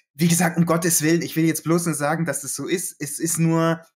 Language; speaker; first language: German; native; German